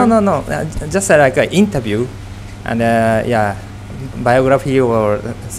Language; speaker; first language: English; non-native, fluent; Japanese